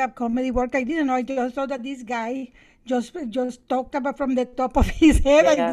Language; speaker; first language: English; non-native, fluent; Spanish